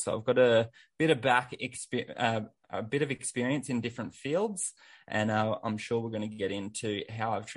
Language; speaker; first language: English; native; English